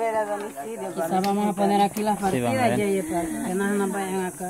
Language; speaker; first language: Spanish; native; Spanish